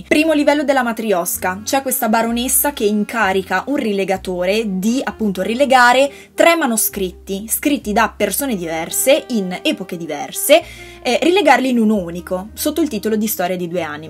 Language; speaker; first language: Italian; native; Italian